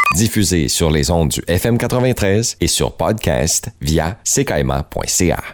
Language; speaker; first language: French; native; French